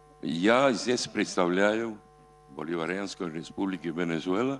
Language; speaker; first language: Russian; non-native, fluent; Spanish